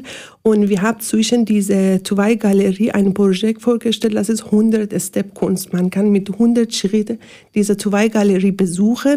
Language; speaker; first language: German; non-native, learner; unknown